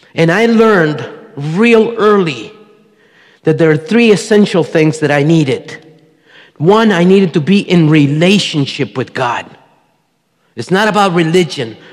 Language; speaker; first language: English; early bilingual, other home language; Spanish